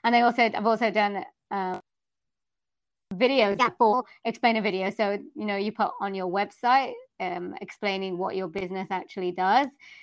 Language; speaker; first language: English; native; English